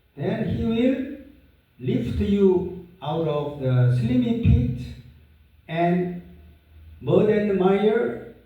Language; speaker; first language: English; non-native, fluent; Korean